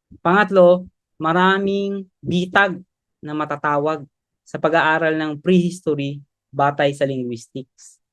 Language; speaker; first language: Filipino; native; Filipino